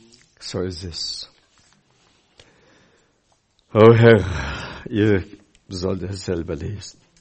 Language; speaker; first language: German; non-native, fluent; Chinese